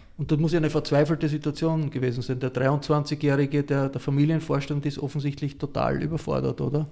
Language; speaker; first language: German; native; German